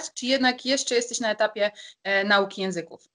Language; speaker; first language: Polish; native; Polish